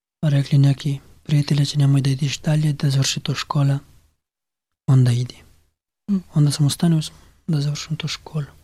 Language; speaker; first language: Serbian; non-native, learner; Pashto